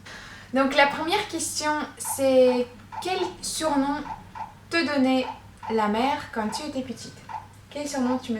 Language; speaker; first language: French; non-native, fluent; Russian